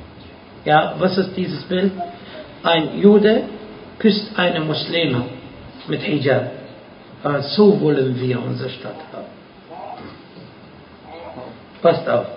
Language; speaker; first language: German; non-native, fluent; Arabic